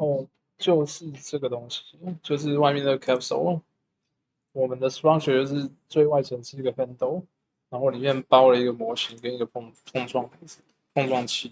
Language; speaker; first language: Chinese; native; Chinese